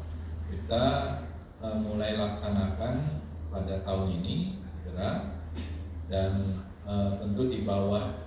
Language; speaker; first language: Indonesian; native; Indonesian